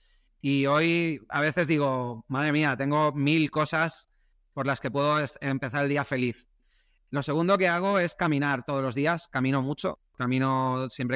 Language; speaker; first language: Spanish; native; Spanish